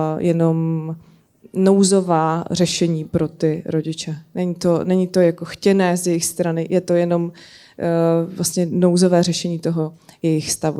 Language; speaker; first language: Czech; native; Czech